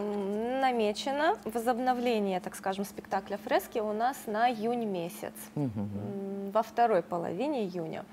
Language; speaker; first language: Russian; native; Russian